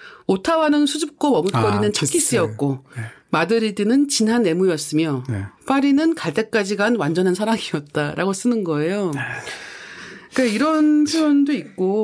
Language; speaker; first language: Korean; native; Korean